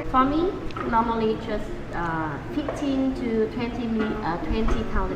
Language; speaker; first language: English; non-native, fluent; Vietnamese